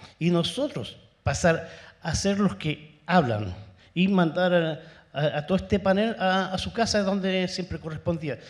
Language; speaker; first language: Spanish; native; Spanish